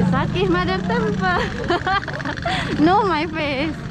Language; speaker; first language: English; non-native, learner; Balinese